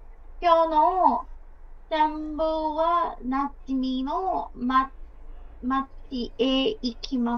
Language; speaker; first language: Japanese; non-native, learner; Burmese